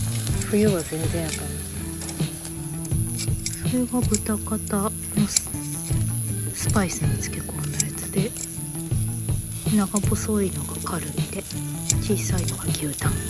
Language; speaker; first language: Japanese; native; Japanese